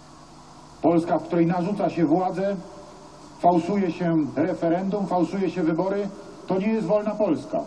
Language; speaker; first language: Polish; native; Polish